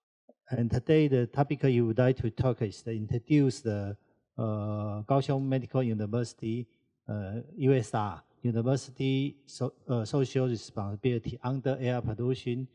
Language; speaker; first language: English; non-native, learner; Chinese